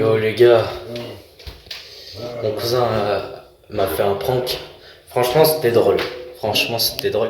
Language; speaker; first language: French; native; French